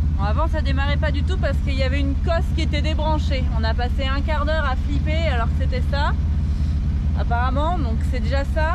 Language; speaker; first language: French; native; French